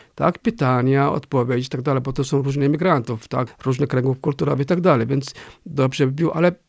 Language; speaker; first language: Polish; non-native, fluent; Somali